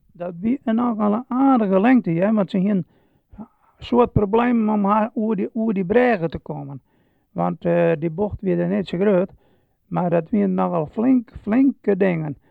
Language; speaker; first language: Dutch; non-native, local second language; Western Frisian